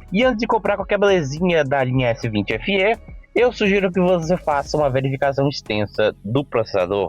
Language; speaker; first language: Portuguese; native; Portuguese